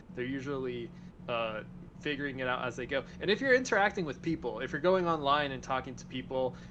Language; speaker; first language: English; early bilingual, other home language; Spanish